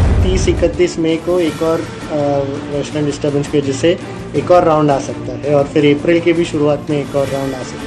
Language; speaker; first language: Hindi; non-native, local second language; Gujarati